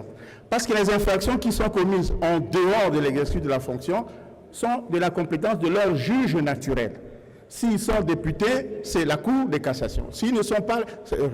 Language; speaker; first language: French; native; French